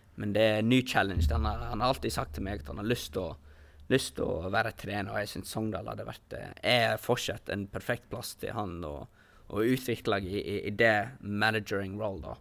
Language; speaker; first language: Norwegian; early bilingual, heritage; Norwegian